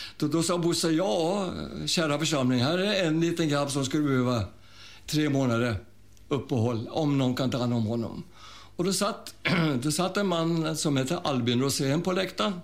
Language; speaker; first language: Swedish; early bilingual, other home language; German